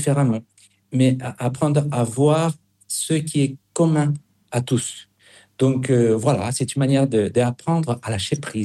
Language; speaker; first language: French; non-native, fluent; Spanish